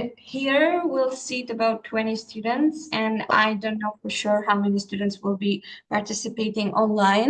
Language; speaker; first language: English; non-native, fluent; Uzbek